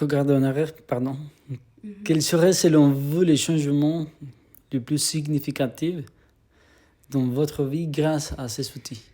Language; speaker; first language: French; non-native, fluent; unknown